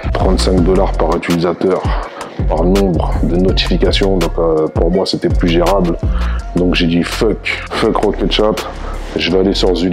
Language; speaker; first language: French; native; French